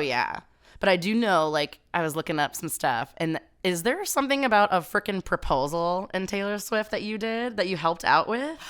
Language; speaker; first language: English; native; English